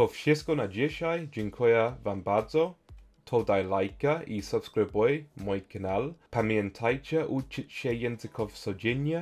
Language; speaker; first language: Polish; non-native, learner; English